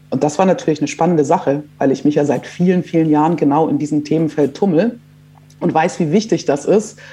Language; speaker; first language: German; early bilingual, other home language; Croatian